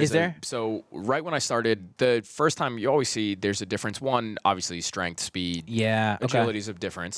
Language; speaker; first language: English; early bilingual, heritage; Persian